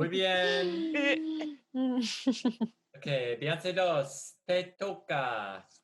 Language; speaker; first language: Spanish; non-native, fluent; English